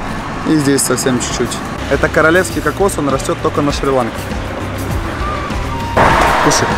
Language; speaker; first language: Russian; native; Russian